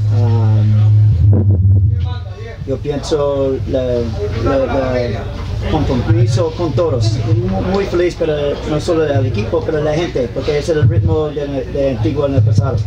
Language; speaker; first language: Spanish; non-native, learner; English